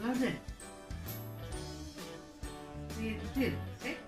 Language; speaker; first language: English; non-native, learner; Indonesian